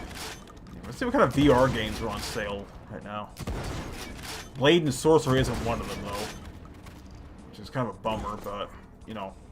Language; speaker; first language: English; native; English